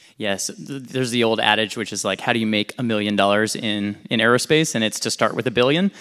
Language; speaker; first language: English; native; English